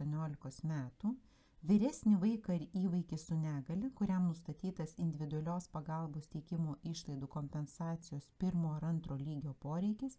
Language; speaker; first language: Lithuanian; native; Lithuanian